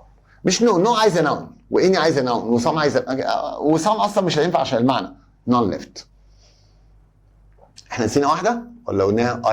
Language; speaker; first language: Arabic; native; Arabic